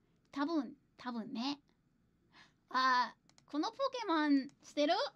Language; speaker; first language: Japanese; non-native, learner; English